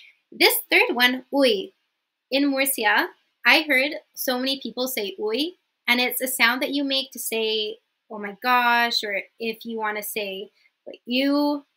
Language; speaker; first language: English; native; English